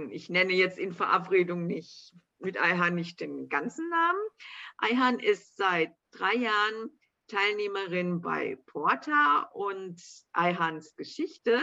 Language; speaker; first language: German; native; German